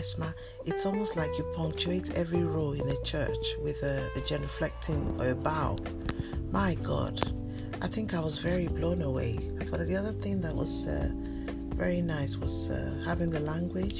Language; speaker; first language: English; non-native, local second language; Yoruba